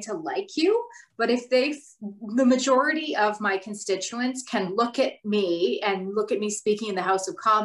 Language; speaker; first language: English; native; English